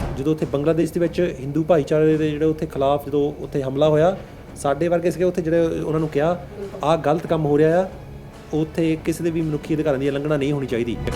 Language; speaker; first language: Punjabi; early bilingual, heritage; Punjabi